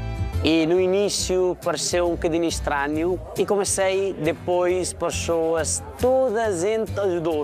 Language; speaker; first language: Portuguese; non-native, fluent; Nepali